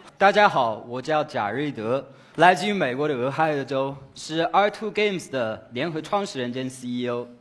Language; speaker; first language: Chinese; non-native, fluent; English